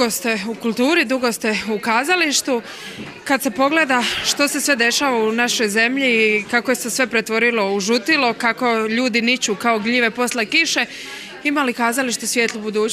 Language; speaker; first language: Croatian; native; Croatian